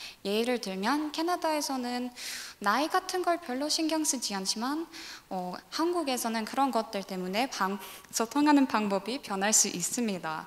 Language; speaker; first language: Korean; non-native, learner; English